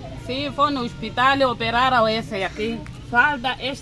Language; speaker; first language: Portuguese; non-native, local second language; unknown